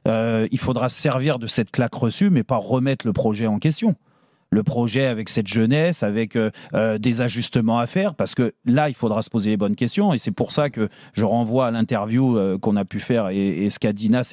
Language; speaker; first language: French; native; French